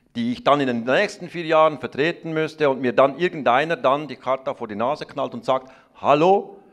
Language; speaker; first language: German; native; German